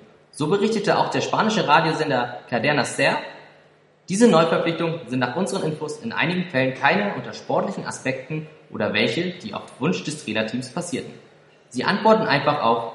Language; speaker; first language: German; native; German